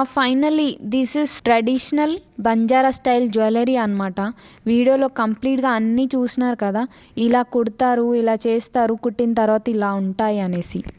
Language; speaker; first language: Telugu; non-native, local second language; Lambadi